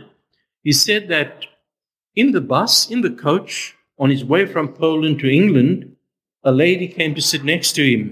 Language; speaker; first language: English; native; English